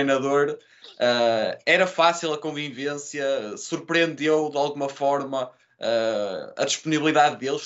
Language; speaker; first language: Portuguese; native; Portuguese